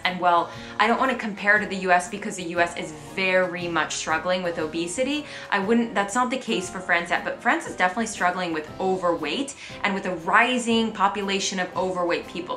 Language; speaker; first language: English; native; English